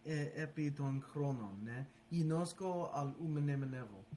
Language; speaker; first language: Greek; non-native, learner; English